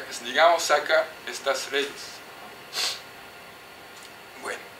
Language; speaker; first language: Spanish; non-native, fluent; French